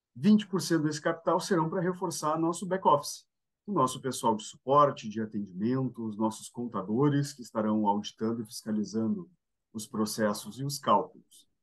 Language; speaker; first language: Portuguese; native; Portuguese